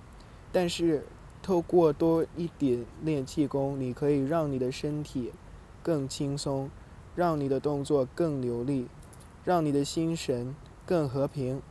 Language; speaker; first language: Chinese; non-native, learner; English